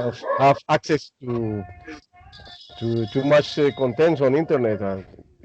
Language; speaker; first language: English; non-native, learner; Spanish